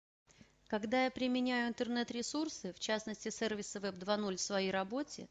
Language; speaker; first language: Russian; native; Russian